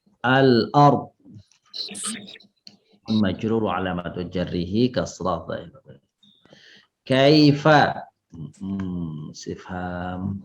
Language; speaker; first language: Arabic; non-native, fluent; Indonesian